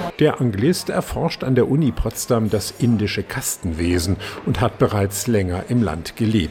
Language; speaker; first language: German; native; German